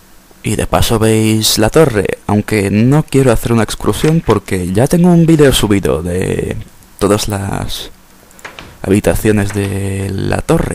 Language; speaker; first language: Spanish; native; Spanish